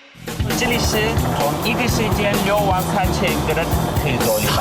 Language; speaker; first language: Chinese; non-native, fluent; Turkish